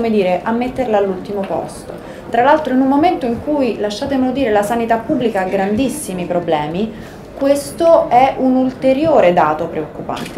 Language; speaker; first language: Italian; native; Italian